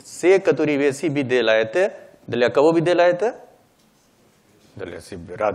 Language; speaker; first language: Russian; non-native, learner; Hindi